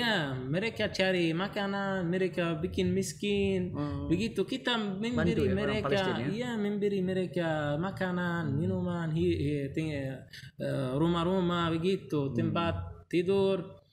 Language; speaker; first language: Indonesian; non-native, learner; Arabic